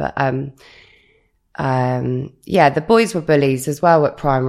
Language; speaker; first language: English; native; English